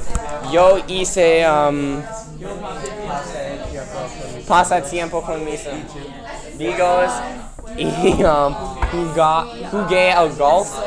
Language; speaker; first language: Spanish; non-native, learner; English